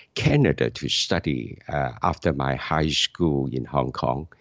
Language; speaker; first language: English; non-native, local second language; Cantonese